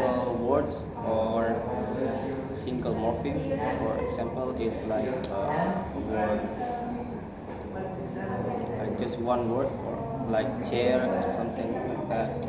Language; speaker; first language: English; non-native, learner; Indonesian